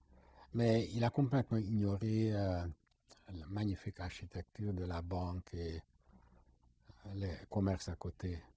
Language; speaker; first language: French; non-native, fluent; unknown